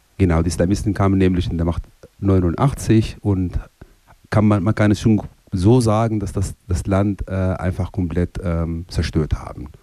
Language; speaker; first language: German; non-native, fluent; Arabic